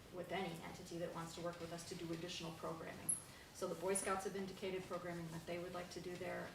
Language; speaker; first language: English; native; English